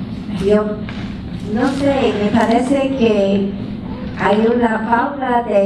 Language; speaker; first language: Spanish; non-native, fluent; English